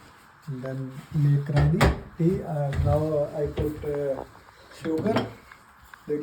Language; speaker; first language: English; non-native, learner; Urdu